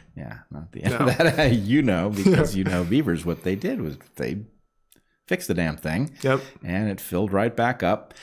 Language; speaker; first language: English; native; English